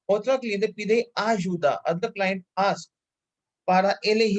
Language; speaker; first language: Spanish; non-native, fluent; Hindi